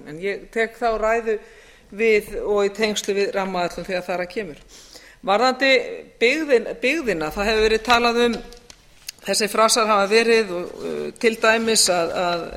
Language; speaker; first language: Icelandic; native; Icelandic